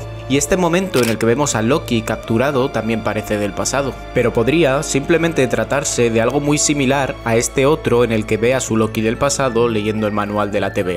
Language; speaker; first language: Spanish; native; Spanish